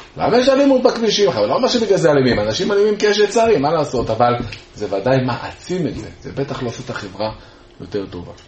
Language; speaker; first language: Hebrew; native; Hebrew